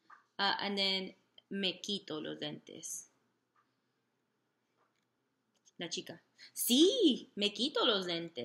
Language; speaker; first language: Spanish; non-native, fluent; English